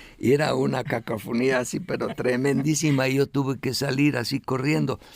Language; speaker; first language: Spanish; non-native, fluent; Estonian